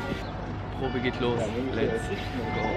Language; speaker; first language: German; native; German